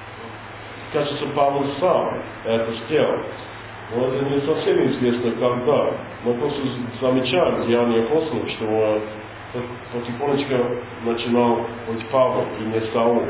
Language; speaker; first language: Russian; non-native, learner; English